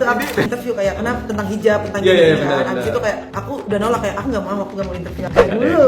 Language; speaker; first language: Indonesian; native; Indonesian